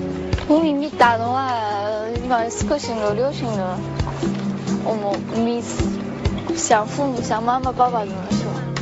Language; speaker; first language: Japanese; non-native, learner; Chinese